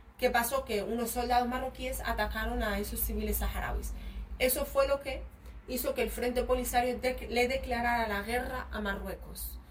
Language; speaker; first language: Spanish; early bilingual, other home language; Arabic